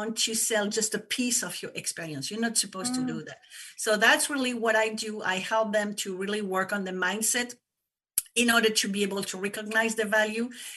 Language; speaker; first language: English; non-native, fluent; French